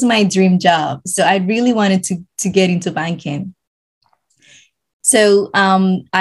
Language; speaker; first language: English; non-native, fluent; Spanish